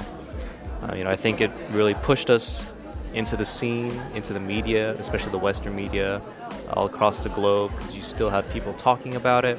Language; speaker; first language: English; native; English